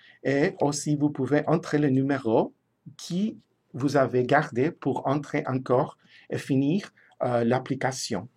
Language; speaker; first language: French; non-native, fluent; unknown